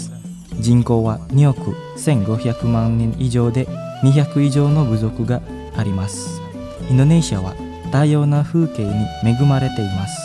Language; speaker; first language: Japanese; non-native, fluent; Indonesian